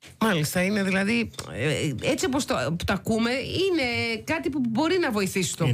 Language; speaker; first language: Greek; native; Greek